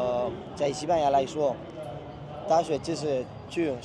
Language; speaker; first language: Chinese; non-native, learner; Spanish